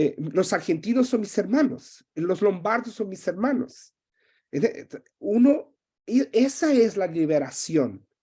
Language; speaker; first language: Spanish; early bilingual, heritage; Spanish